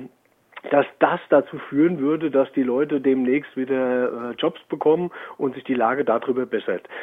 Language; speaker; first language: German; native; German